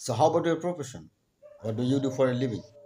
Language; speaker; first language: English; non-native, learner; Bangla